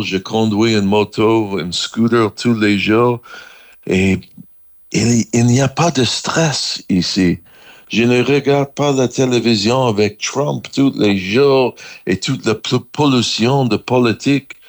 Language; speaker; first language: French; non-native, learner; English